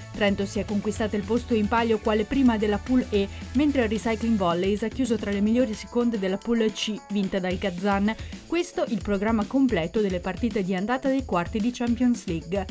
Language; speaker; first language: Italian; native; Italian